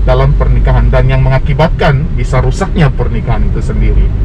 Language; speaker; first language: Indonesian; native; Indonesian